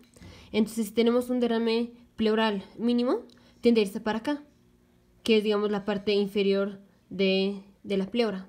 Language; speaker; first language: Spanish; native; Spanish